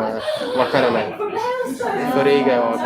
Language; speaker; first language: Japanese; non-native, learner; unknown